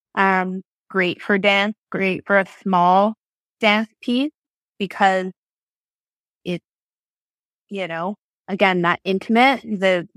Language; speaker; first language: English; native; English